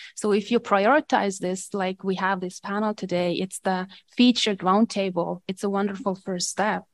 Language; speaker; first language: English; non-native, fluent; Estonian